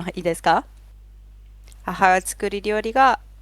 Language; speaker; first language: Japanese; non-native, fluent; Spanish